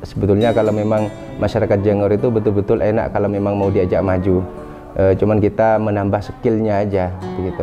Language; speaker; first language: Indonesian; non-native, local second language; Madurese